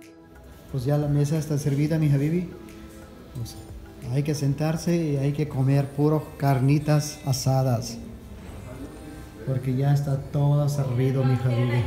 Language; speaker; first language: Spanish; non-native, fluent; Urdu